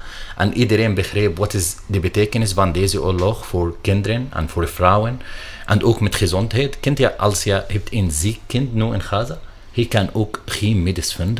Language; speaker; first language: Dutch; non-native, learner; Arabic